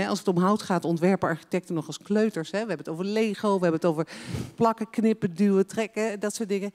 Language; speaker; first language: Dutch; native; Dutch